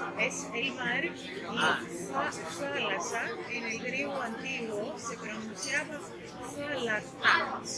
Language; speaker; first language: Spanish; non-native, fluent; Greek